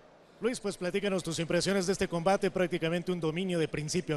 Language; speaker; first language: Spanish; native; Spanish